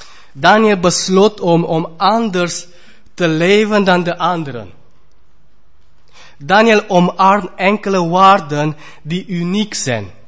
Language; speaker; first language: Dutch; non-native, fluent; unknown